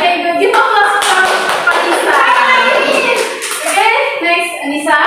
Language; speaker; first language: English; non-native, learner; Indonesian